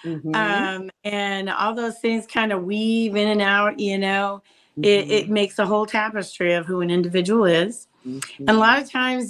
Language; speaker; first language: English; native; English